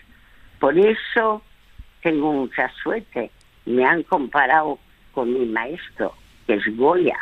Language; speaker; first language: Spanish; early bilingual, other home language; French